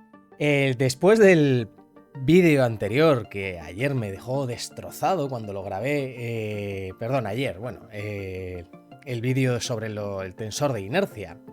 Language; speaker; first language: Spanish; native; Spanish